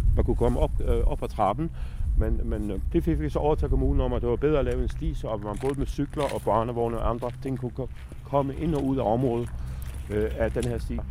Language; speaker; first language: Danish; native; Danish